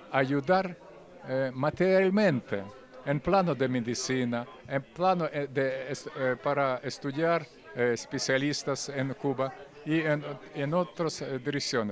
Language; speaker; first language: Spanish; non-native, fluent; Russian